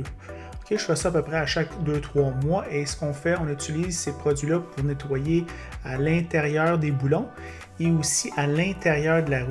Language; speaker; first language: French; native; French